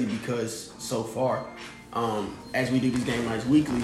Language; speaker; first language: English; native; English